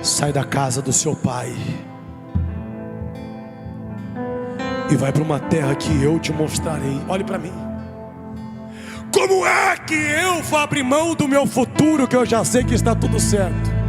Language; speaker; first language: Portuguese; native; Portuguese